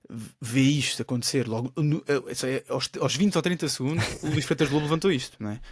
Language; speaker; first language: Portuguese; native; Portuguese